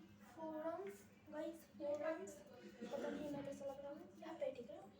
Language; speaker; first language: Hindi; non-native, local second language; Bangla